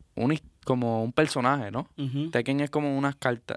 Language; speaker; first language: Spanish; native; Spanish